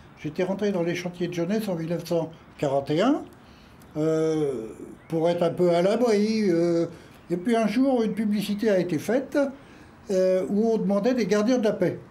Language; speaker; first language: French; native; French